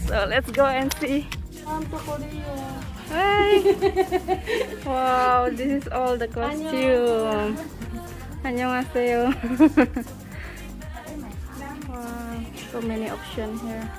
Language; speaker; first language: English; non-native, learner; Indonesian